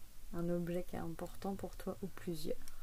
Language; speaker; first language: French; native; French